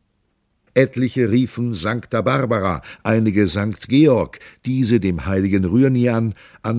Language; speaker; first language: German; native; German